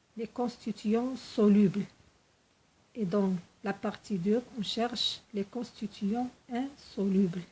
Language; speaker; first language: French; non-native, local second language; Arabic